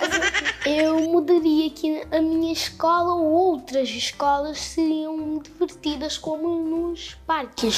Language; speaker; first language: Portuguese; non-native, local second language; Kabuverdianu